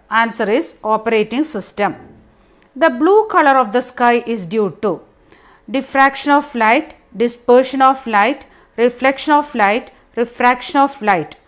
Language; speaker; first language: English; non-native, local second language; Malayalam